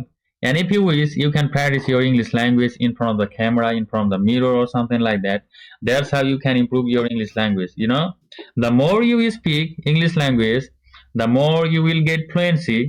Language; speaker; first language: English; non-native, learner; Bangla